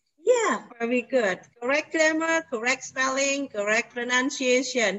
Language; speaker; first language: English; non-native, fluent; Indonesian